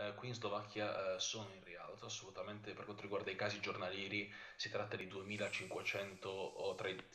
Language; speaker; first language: Italian; native; Italian